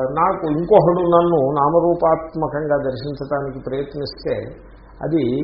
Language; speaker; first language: Telugu; native; Telugu